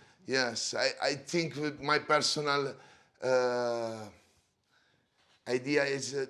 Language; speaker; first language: English; non-native, learner; Italian